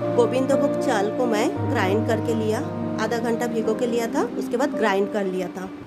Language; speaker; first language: Hindi; non-native, local second language; Bangla